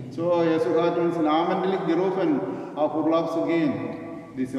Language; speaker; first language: German; non-native, learner; Malayalam